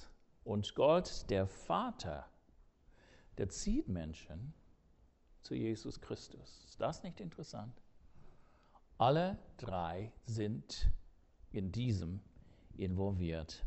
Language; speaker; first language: German; non-native, fluent; English